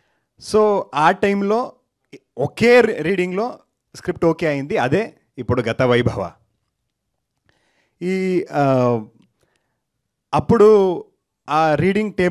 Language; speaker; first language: Telugu; non-native, learner; Kannada